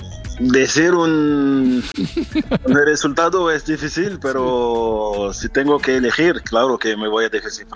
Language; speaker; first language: Spanish; non-native, fluent; French